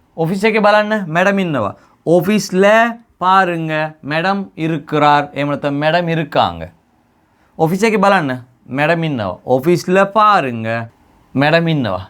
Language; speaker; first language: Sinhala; non-native, local second language; Tamil